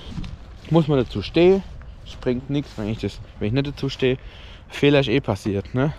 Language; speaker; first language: German; native; German